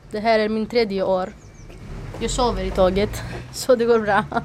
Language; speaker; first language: Swedish; non-native, learner; Greek